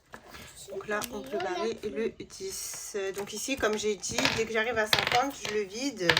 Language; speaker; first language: French; native; French